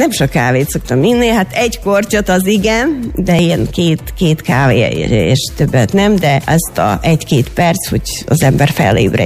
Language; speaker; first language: Hungarian; non-native, fluent; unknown